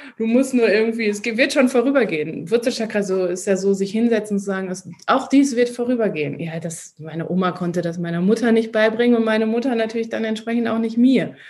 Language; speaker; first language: German; native; German